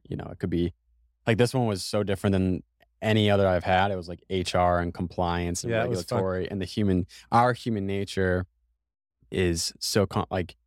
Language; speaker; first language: English; native; English